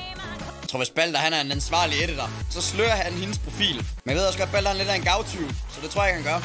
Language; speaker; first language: Danish; native; Danish